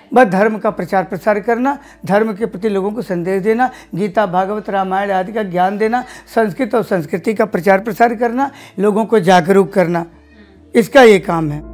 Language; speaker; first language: Hindi; native; Hindi